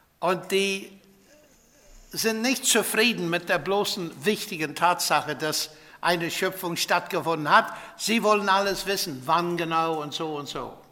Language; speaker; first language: German; non-native, fluent; English